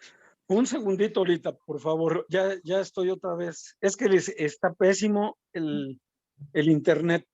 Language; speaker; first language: Spanish; native; Spanish